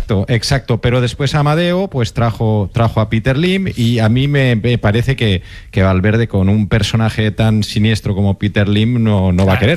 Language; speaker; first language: Spanish; native; Spanish